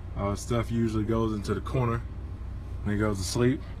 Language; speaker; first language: English; native; English